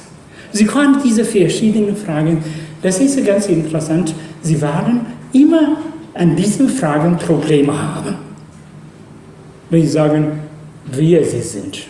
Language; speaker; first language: German; non-native, fluent; Chinese